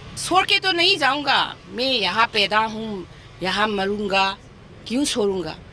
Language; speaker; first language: Hindi; non-native, local second language; Manipuri